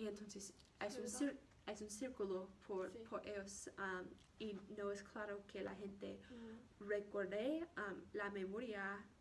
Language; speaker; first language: Spanish; non-native, learner; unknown